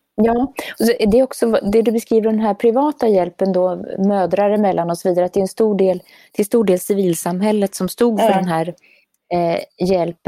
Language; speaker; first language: Swedish; native; Swedish